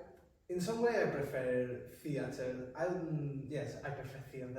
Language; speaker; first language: English; non-native, learner; Spanish